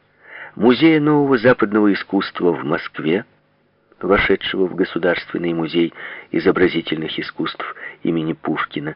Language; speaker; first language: Russian; native; Russian